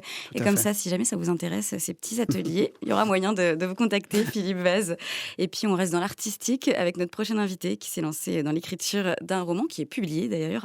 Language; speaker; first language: French; native; French